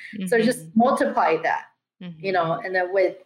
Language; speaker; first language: English; early bilingual, other home language; Chinese